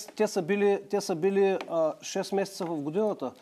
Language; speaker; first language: Bulgarian; native; Bulgarian